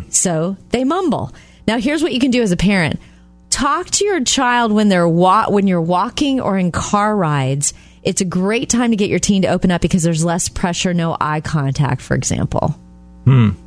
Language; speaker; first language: English; native; English